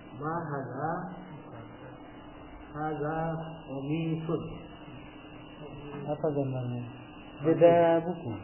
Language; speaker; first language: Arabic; non-native, fluent; Indonesian